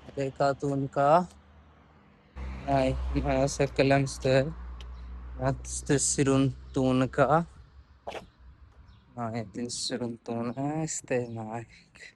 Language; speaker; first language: Armenian; non-native, learner; Hindi